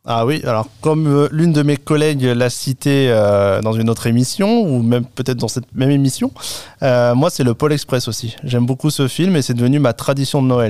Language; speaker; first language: French; native; French